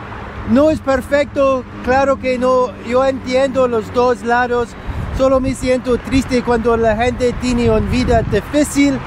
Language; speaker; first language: Spanish; non-native, learner; English